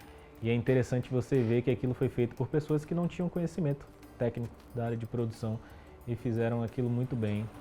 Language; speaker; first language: Portuguese; native; Portuguese